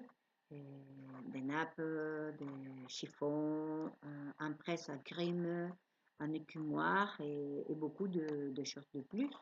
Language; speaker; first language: French; non-native, learner; Spanish